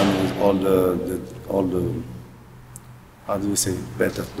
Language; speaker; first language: English; non-native, learner; French